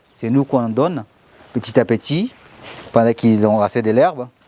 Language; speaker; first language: French; non-native, learner; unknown